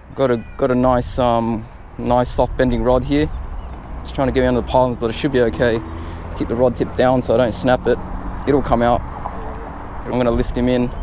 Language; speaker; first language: English; native; English